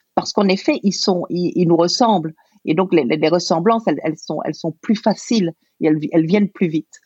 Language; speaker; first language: French; native; French